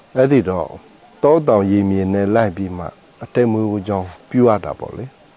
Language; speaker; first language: Burmese; non-native, local second language; Akha